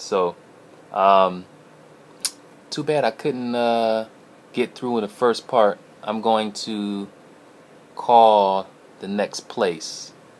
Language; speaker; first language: English; native; English